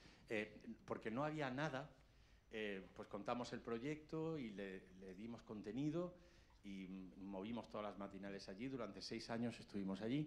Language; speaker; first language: Spanish; native; Spanish